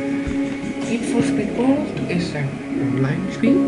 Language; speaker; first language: German; non-native, learner; Spanish